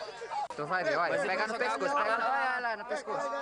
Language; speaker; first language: Portuguese; non-native, local second language; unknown